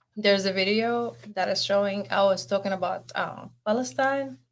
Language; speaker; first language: English; non-native, fluent; Arabic